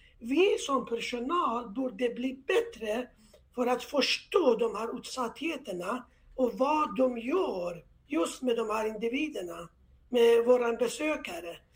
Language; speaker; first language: Swedish; non-native, fluent; Persian